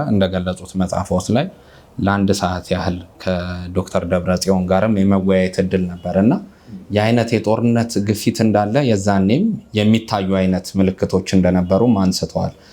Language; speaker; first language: Amharic; native; Amharic